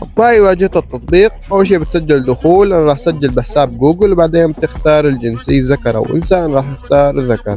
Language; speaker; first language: Arabic; native; Arabic